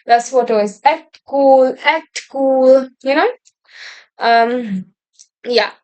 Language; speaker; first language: German; non-native, fluent; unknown